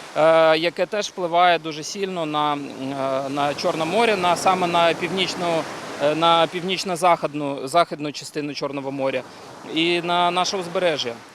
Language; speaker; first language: Ukrainian; native; Ukrainian